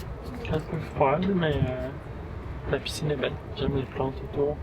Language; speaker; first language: French; native; French